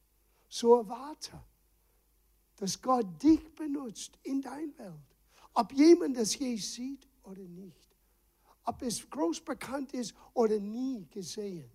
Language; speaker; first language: German; non-native, fluent; English